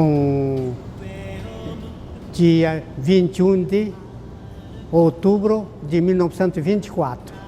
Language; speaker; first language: Portuguese; early bilingual, other home language; Japanese